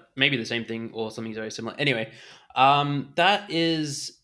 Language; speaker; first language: English; native; English